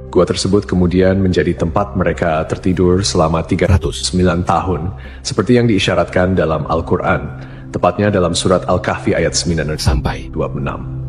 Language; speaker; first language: Indonesian; native; Indonesian